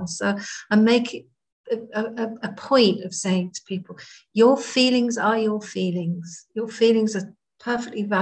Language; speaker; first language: English; native; English